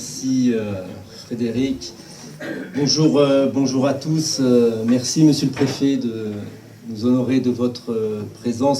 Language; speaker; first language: French; native; French